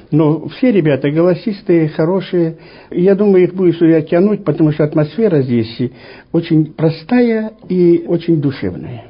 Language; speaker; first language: Russian; native; Russian